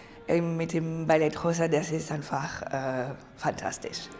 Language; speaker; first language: German; non-native, fluent; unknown